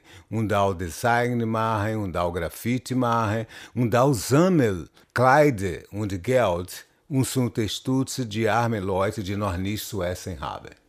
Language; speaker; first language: German; non-native, learner; Portuguese